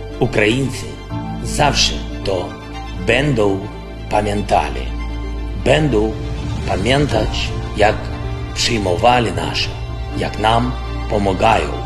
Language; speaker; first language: Polish; non-native, learner; Ukrainian